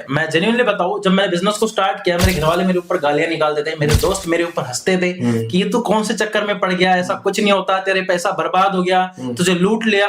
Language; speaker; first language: Hindi; non-native, local second language; Marathi